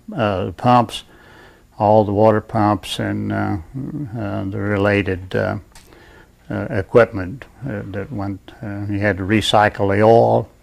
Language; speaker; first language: English; native; English